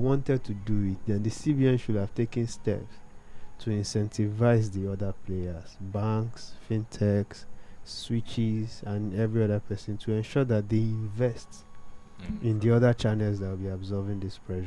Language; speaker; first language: English; non-native, local second language; Yoruba